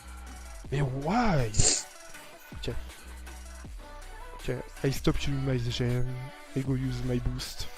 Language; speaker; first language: English; non-native, learner; French